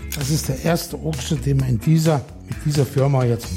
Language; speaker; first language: German; native; German